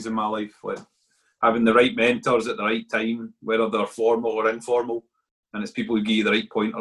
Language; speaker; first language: English; native; English